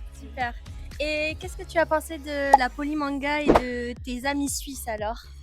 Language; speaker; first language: French; native; French